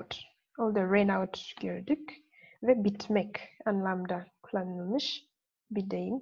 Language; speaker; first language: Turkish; non-native, fluent; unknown